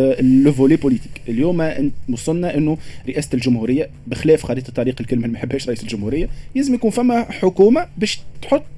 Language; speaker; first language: Arabic; native; Arabic